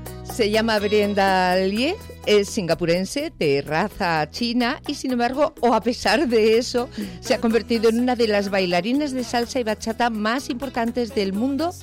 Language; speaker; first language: Spanish; native; Spanish